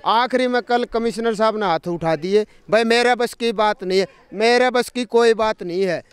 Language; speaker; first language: Hindi; native; Hindi